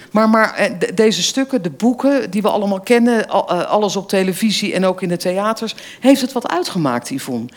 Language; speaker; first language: Dutch; native; Dutch